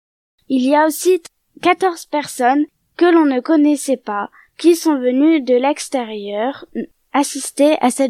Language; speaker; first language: French; native; French